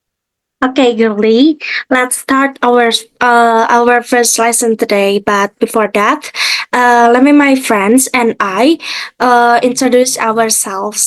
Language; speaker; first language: English; non-native, fluent; Indonesian